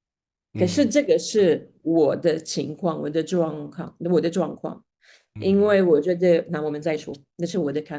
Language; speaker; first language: Chinese; non-native, fluent; Spanish